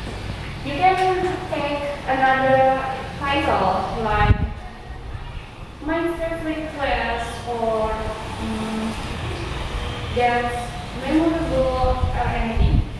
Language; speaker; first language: English; non-native, learner; Indonesian